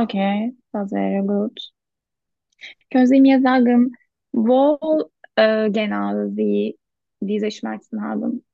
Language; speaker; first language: German; non-native, learner; Turkish